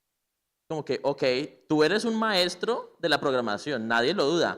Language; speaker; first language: Spanish; native; Spanish